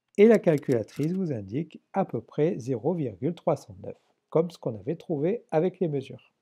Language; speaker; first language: French; native; French